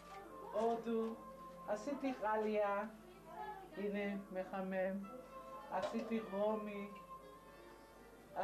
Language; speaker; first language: Hebrew; non-native, learner; Georgian